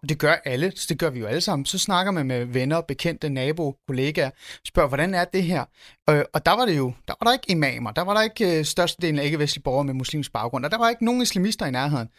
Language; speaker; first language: Danish; early bilingual, other home language; Arabic